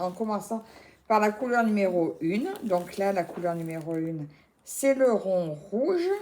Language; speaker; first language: French; native; French